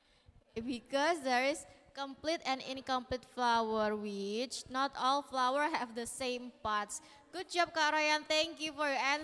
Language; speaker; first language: English; non-native, learner; Indonesian